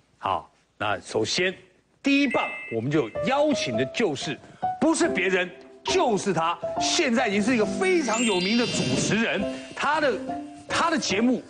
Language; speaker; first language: Chinese; native; Chinese